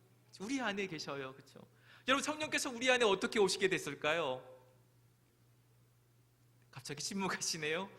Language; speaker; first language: Korean; native; Korean